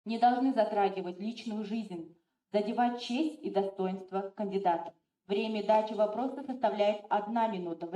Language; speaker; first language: Russian; non-native, local second language; Kazakh